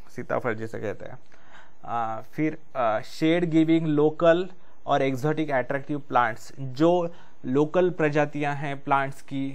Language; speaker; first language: Hindi; non-native, local second language; Marathi